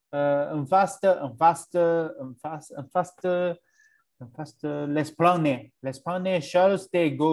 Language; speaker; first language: French; non-native, learner; English